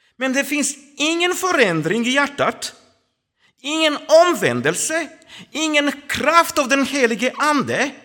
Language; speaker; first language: Swedish; non-native, fluent; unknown